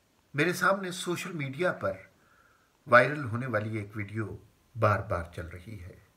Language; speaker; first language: Urdu; native; Urdu